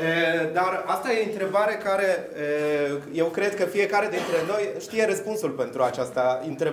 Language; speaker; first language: Romanian; non-native, fluent; Polish